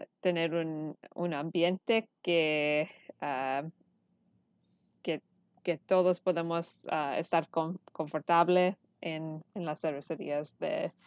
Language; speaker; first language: Spanish; early bilingual, heritage; Spanish